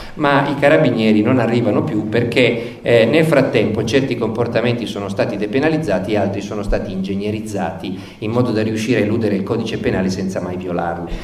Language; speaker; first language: Italian; native; Italian